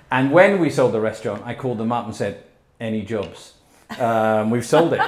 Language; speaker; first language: English; early bilingual, heritage; English